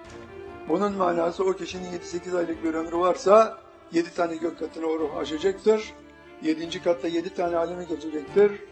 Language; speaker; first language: Turkish; native; Turkish